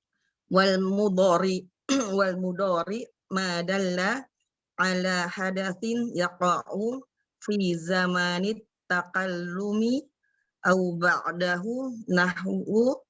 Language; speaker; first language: Arabic; non-native, learner; Indonesian